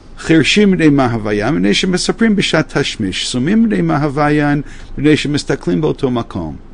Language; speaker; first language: Hebrew; non-native, fluent; English